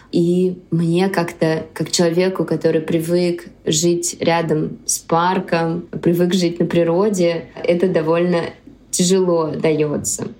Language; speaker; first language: Russian; native; Russian